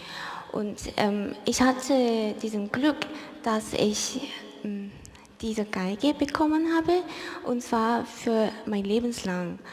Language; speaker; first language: German; early bilingual, other home language; Korean